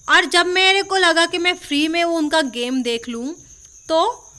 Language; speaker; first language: Hindi; non-native, local second language; Marathi